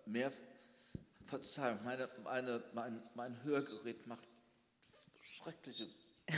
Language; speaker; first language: German; early bilingual, heritage; German